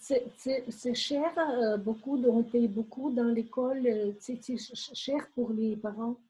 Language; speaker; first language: French; non-native, fluent; Ukrainian